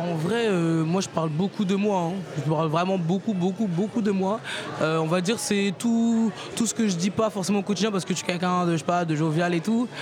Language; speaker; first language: French; native; French